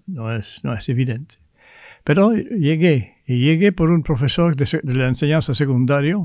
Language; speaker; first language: Spanish; non-native, fluent; French